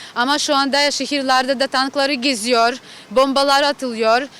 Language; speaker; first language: Turkish; non-native, learner; Ukrainian